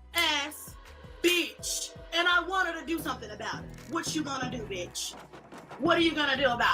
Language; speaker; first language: English; native; English